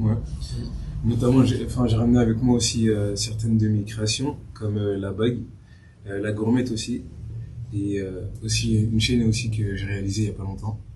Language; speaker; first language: French; early bilingual, other home language; Bambara